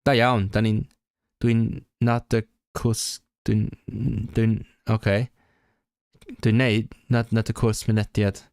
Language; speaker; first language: Welsh; non-native, learner; Cantonese